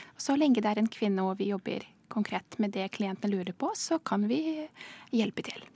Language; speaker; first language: Norwegian; non-native, fluent; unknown